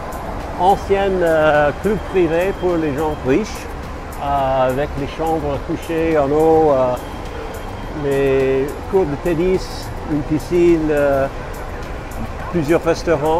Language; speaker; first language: French; non-native, fluent; English